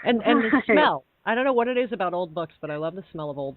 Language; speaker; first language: English; native; English